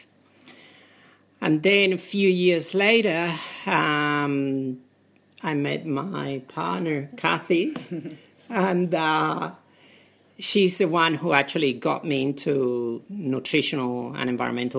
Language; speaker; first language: English; non-native, fluent; Spanish